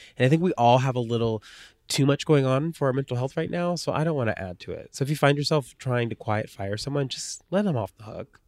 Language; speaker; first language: English; native; English